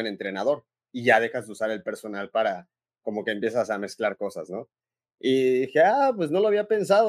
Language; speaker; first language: Spanish; native; Spanish